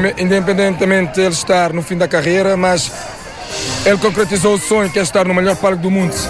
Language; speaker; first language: Portuguese; non-native, local second language; Kabuverdianu